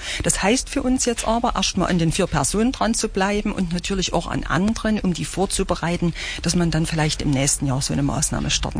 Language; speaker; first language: German; native; German